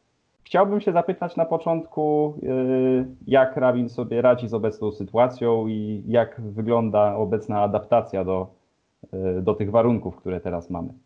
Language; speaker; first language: Polish; native; Polish